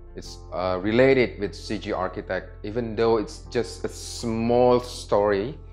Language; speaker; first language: English; non-native, fluent; Indonesian